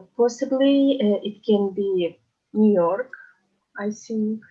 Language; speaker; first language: English; non-native, learner; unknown